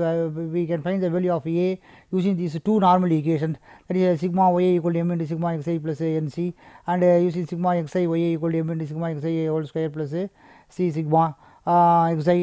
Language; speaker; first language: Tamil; native; Tamil